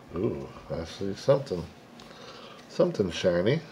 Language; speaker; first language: English; native; English